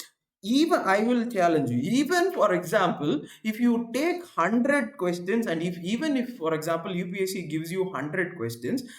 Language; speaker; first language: English; non-native, local second language; Tamil